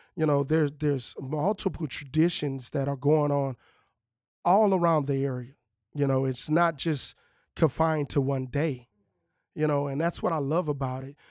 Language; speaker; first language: English; native; English